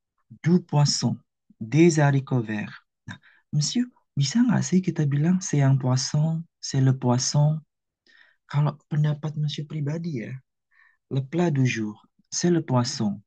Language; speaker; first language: French; non-native, fluent; Indonesian